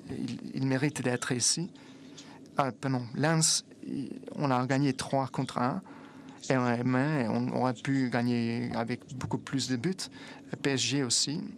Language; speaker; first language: French; non-native, fluent; Italian